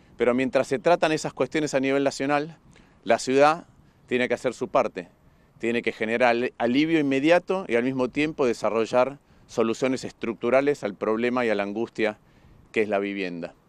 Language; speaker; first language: Spanish; native; Spanish